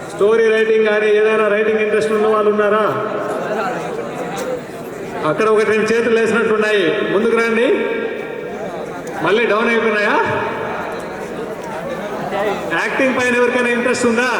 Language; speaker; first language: Telugu; native; Telugu